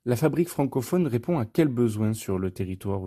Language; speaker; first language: French; native; French